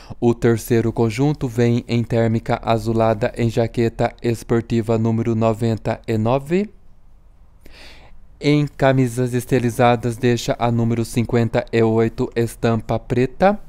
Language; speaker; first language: Portuguese; native; Portuguese